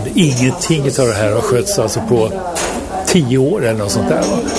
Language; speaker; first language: Swedish; native; Swedish